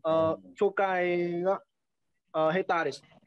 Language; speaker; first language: Japanese; non-native, learner; Vietnamese